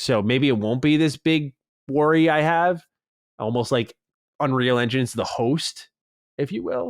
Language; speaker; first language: English; native; English